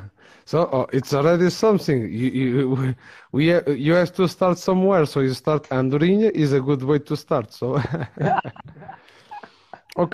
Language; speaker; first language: English; non-native, fluent; Portuguese